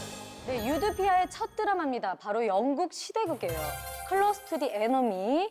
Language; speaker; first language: Korean; native; Korean